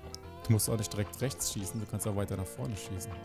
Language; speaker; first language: German; native; German